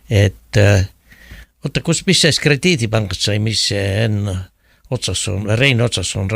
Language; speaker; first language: Estonian; native; Estonian